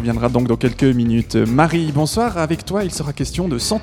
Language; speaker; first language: French; native; French